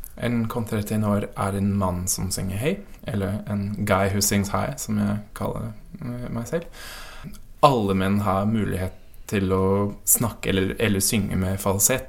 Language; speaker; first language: Norwegian; non-native, fluent; English